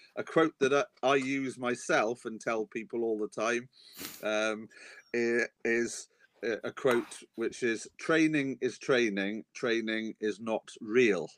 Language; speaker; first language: English; native; English